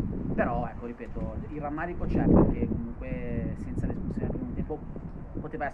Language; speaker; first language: Italian; native; Italian